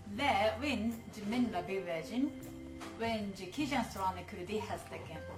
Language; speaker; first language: Kurdish; non-native, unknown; Japanese